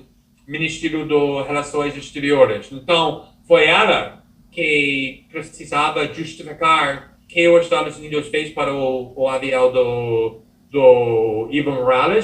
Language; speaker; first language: Portuguese; non-native, fluent; English